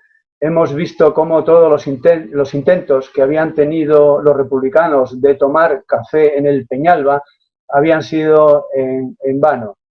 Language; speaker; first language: Spanish; native; Spanish